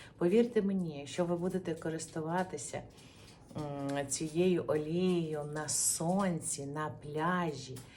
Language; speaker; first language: Ukrainian; native; Ukrainian